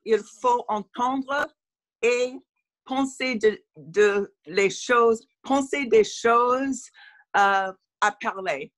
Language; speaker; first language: French; non-native, learner; English